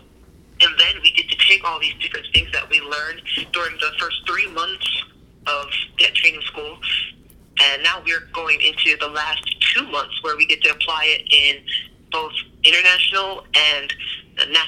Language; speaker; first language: English; native; English